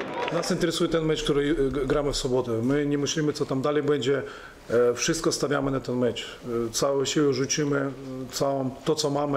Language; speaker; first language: Polish; non-native, fluent; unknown